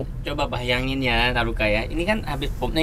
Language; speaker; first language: Indonesian; non-native, fluent; Korean